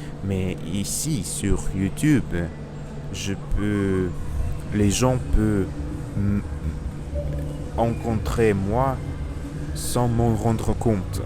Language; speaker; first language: French; non-native, learner; Russian